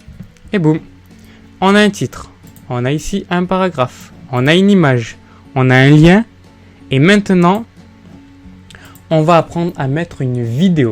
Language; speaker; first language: French; native; French